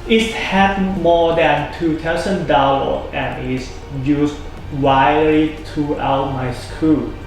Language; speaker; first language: English; non-native, fluent; Thai